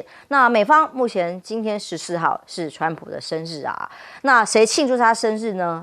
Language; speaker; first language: Chinese; native; Chinese